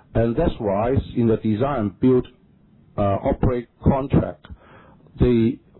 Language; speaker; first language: English; non-native, local second language; Cantonese